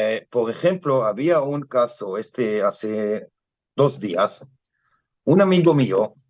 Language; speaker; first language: Spanish; non-native, fluent; Hebrew